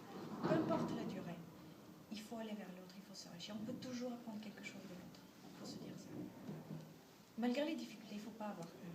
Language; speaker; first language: French; non-native, fluent; Bulgarian